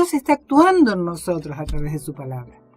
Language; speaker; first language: Spanish; native; Spanish